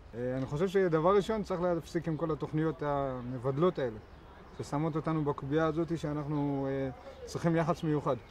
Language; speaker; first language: Hebrew; early bilingual, other home language; Amharic